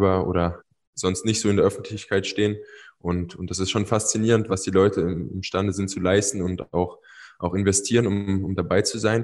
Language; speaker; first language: German; native; German